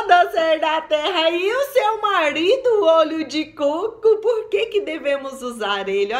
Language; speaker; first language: Portuguese; native; Portuguese